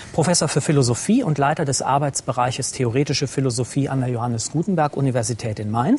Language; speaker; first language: German; native; German